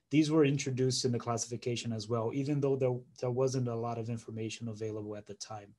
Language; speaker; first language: English; non-native, fluent; Portuguese